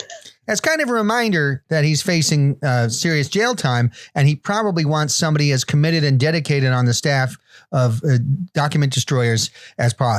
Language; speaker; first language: English; native; English